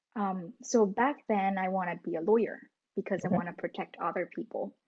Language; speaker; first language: English; non-native, fluent; Vietnamese